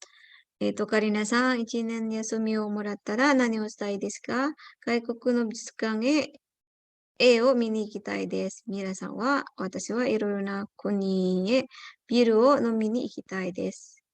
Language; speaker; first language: Japanese; non-native, fluent; Indonesian